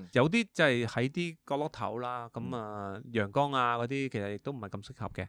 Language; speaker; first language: Cantonese; early bilingual, heritage; Cantonese